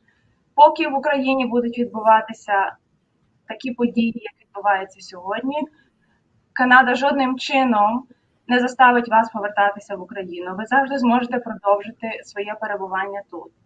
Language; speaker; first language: Ukrainian; native; Ukrainian